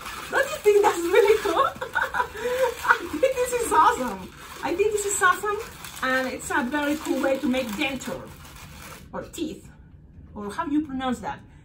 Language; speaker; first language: English; non-native, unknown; Spanish